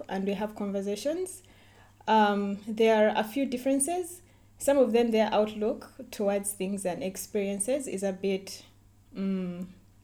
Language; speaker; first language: English; non-native, local second language; Ganda